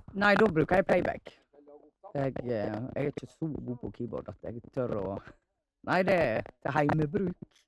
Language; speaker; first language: Norwegian; native; Norwegian